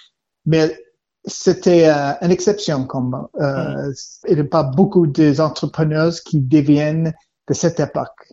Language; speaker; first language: French; non-native, learner; English